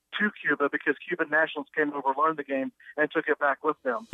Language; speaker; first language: English; non-native, fluent; Spanish